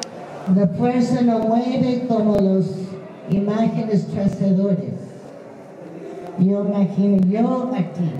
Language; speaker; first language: Spanish; non-native, fluent; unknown